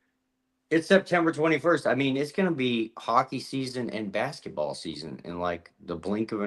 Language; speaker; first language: English; native; English